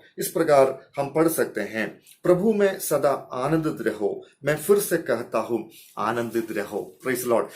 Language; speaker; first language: Hindi; non-native, local second language; Malayalam